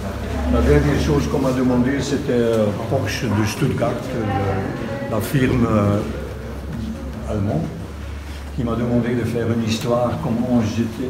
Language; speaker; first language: French; non-native, local second language; Dutch